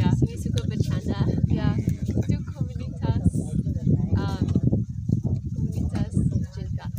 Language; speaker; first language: Indonesian; non-native, learner; English